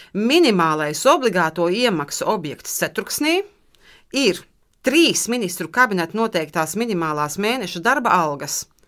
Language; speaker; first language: Latvian; native; Latvian